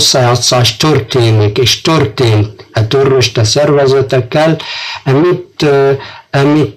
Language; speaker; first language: Hungarian; non-native, fluent; Arabic